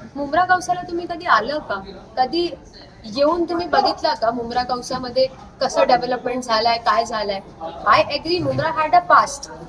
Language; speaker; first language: Marathi; non-native, local second language; Urdu